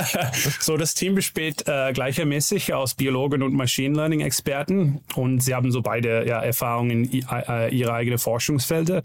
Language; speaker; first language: German; non-native, learner; Dutch